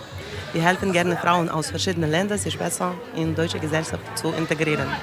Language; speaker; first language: German; non-native, learner; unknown